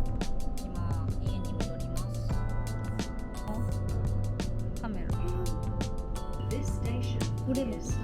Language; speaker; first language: Japanese; non-native, fluent; Korean